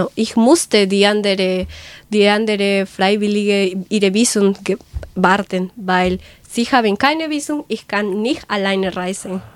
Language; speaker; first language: German; non-native, learner; Spanish